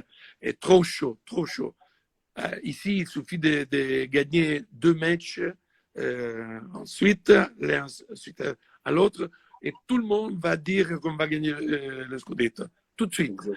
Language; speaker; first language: French; non-native, fluent; Italian